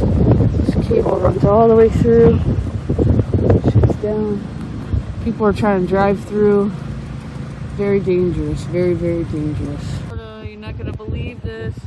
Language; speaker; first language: English; native; English